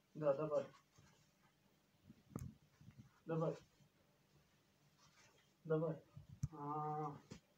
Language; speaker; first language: Russian; non-native, learner; Turkish